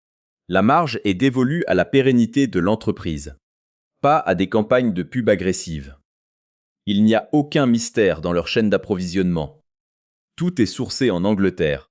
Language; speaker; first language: French; native; French